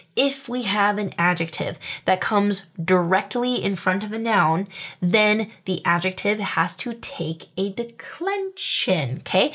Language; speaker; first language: English; native; English